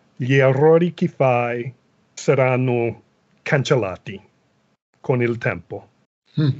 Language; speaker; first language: Italian; non-native, fluent; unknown